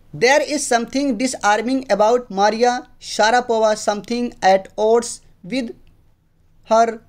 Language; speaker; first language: Hindi; native; Hindi